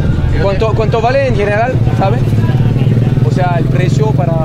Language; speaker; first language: Spanish; non-native, fluent; French